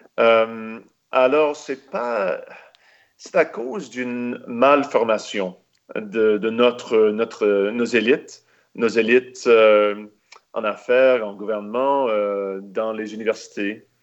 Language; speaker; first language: French; non-native, local second language; English